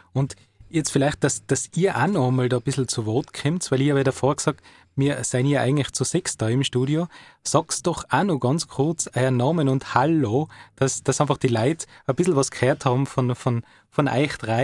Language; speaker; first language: German; native; German